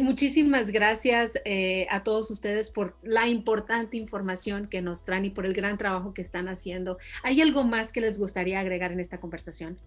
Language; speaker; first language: Spanish; native; Spanish